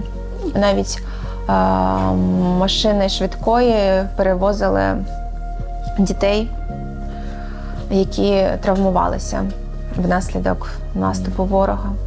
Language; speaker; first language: Ukrainian; native; Ukrainian